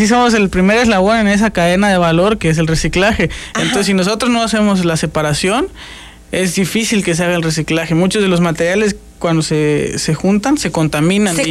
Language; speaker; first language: Spanish; native; Spanish